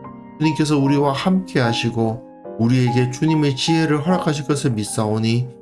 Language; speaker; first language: Korean; native; Korean